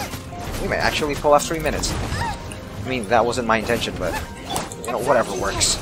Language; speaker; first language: English; native; English